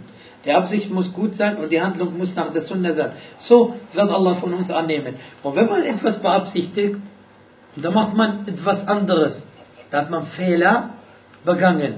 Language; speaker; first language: German; non-native, fluent; Arabic